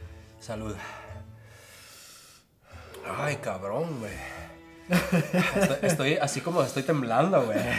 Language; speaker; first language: Spanish; native; Spanish